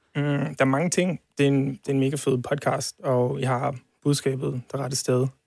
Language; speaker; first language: Danish; early bilingual, heritage; Serbian